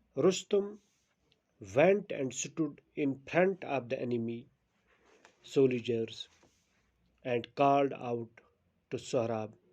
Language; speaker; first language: English; non-native, local second language; Urdu